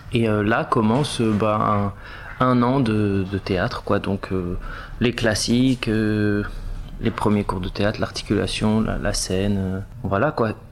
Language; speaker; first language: French; native; French